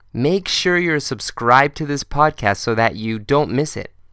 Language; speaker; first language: English; native; English